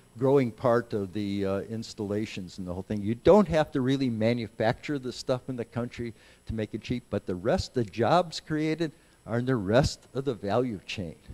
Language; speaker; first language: English; native; English